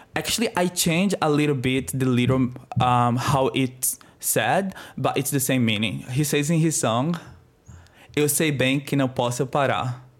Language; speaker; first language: English; non-native, fluent; Portuguese